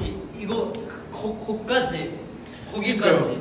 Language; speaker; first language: Korean; non-native, fluent; Japanese